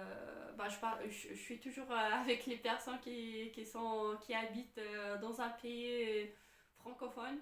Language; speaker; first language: French; non-native, fluent; Arabic